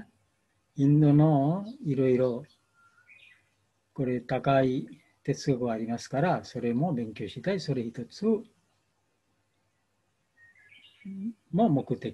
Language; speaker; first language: Japanese; non-native, learner; Bangla